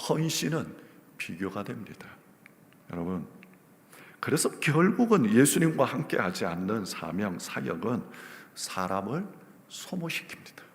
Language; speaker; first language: Korean; native; Korean